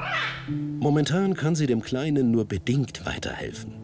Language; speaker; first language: German; native; German